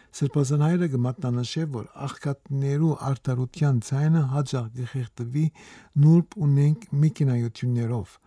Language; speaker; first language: Armenian; native; Armenian